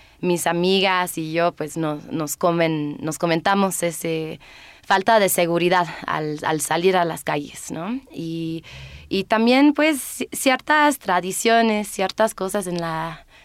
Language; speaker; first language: Spanish; non-native, fluent; English